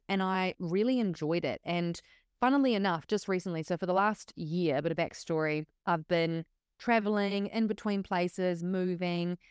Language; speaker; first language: English; native; English